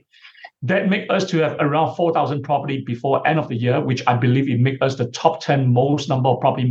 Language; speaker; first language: English; non-native, local second language; Chinese